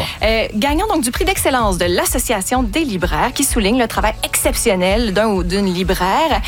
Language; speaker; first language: French; native; French